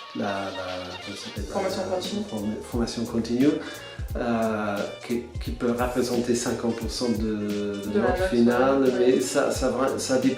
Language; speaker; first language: French; non-native, fluent; English